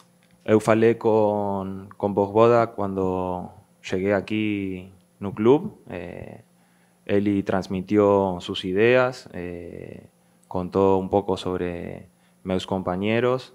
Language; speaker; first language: Portuguese; non-native, learner; Spanish